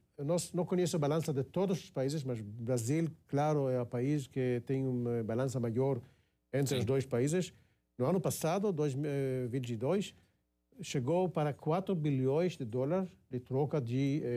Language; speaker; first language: Portuguese; non-native, fluent; Hebrew